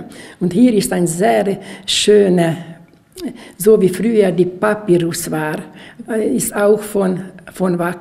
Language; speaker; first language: German; non-native, local second language; Hungarian